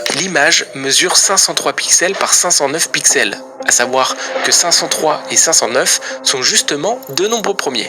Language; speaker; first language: French; native; French